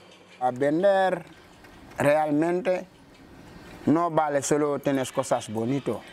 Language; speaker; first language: Spanish; non-native, local second language; Wolof